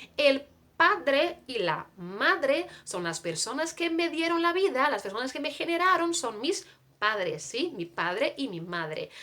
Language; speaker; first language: Spanish; non-native, fluent; Portuguese